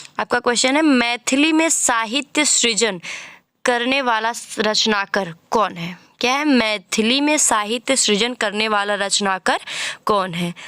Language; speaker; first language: Hindi; native; Hindi